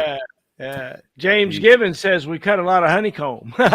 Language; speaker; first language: English; native; English